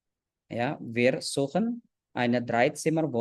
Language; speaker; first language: German; non-native, fluent; Indonesian